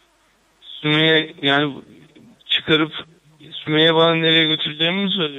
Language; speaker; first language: Turkish; native; Turkish